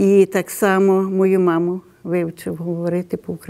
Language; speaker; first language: Ukrainian; early bilingual, heritage; Ukrainian